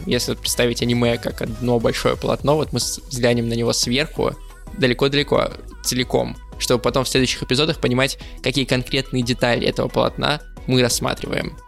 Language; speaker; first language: Russian; native; Russian